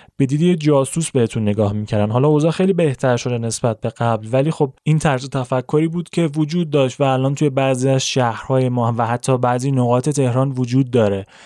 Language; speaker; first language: Persian; native; Persian